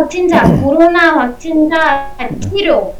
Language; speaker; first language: Korean; non-native, learner; Vietnamese